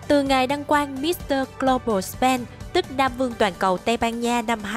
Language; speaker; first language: Vietnamese; native; Vietnamese